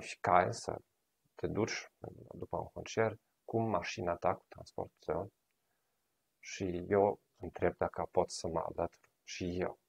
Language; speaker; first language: Romanian; non-native, fluent; German